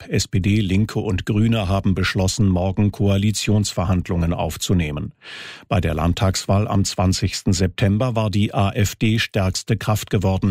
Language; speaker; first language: German; native; German